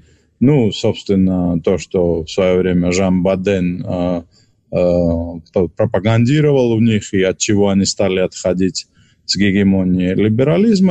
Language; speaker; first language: Russian; non-native, local second language; Georgian